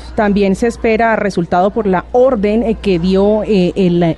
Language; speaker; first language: Spanish; native; Spanish